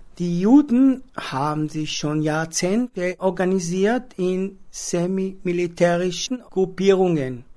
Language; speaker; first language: German; non-native, fluent; Hebrew